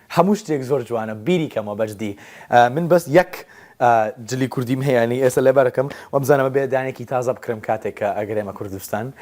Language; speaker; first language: Central Kurdish; non-native, fluent; English